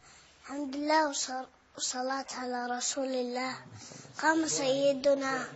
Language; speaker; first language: Arabic; native; Arabic